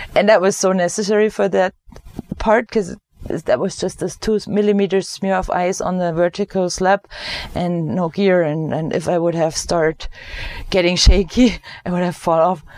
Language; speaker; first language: English; non-native, fluent; German